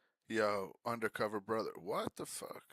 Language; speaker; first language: English; native; English